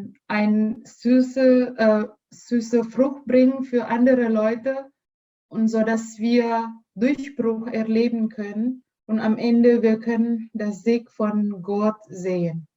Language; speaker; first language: German; non-native, learner; Indonesian